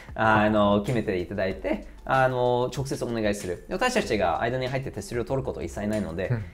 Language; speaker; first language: Japanese; non-native, fluent; English